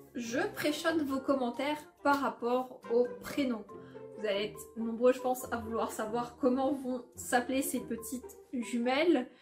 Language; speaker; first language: French; early bilingual, other home language; Polish